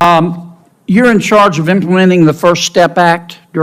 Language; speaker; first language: English; native; English